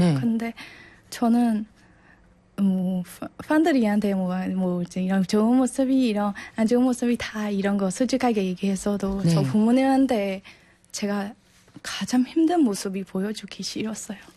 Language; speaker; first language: Korean; non-native, learner; Burmese